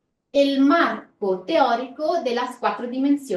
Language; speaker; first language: Spanish; non-native, fluent; Italian